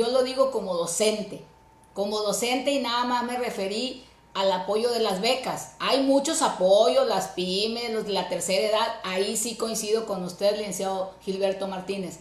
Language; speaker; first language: Spanish; native; Spanish